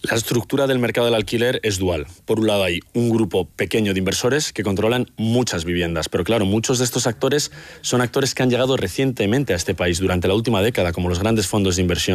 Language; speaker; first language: Spanish; native; Spanish